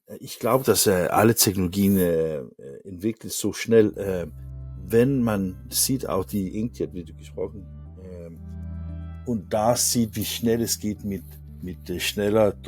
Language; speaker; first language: German; non-native, learner; Danish